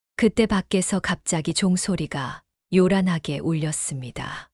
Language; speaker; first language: Korean; native; Korean